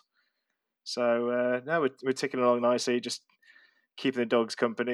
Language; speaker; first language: English; native; English